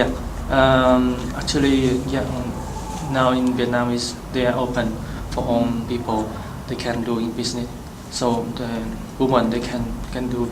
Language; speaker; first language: English; non-native, learner; Vietnamese